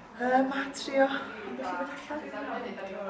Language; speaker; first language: Welsh; native; Welsh